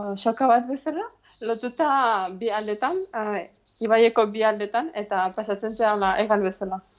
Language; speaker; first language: Basque; non-native, fluent; Ukrainian